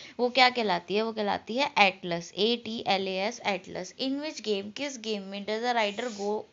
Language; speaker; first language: Hindi; native; Hindi